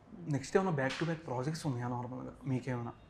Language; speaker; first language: Telugu; native; Telugu